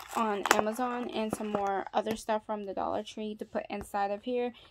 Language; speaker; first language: English; native; English